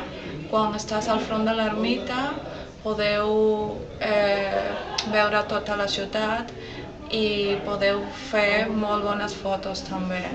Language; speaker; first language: Catalan; non-native, learner; Spanish